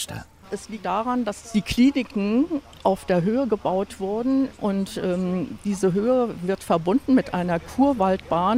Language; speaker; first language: German; native; German